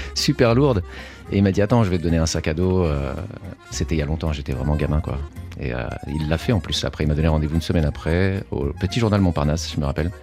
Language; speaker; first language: French; native; French